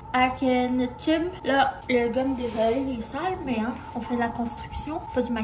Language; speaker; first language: French; native; French